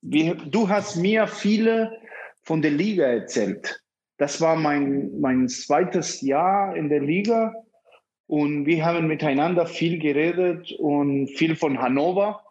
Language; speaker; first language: German; non-native, fluent; Spanish